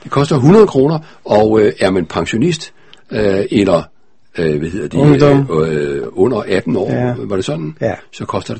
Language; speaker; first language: Danish; native; Danish